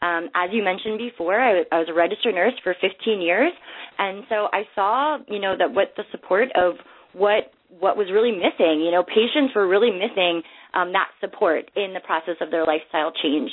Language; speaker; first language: English; native; English